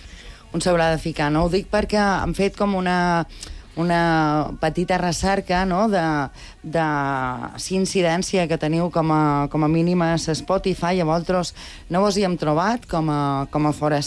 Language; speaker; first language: Spanish; non-native, learner; English